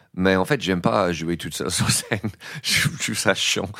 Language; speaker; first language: French; non-native, fluent; English